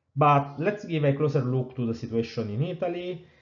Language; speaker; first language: English; non-native, fluent; Italian